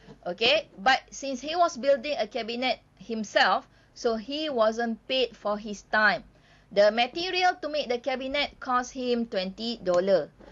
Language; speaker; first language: English; non-native, local second language; Malay